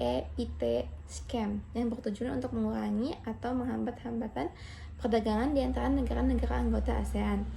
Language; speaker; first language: Indonesian; native; Indonesian